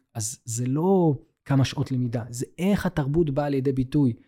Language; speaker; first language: Hebrew; native; Hebrew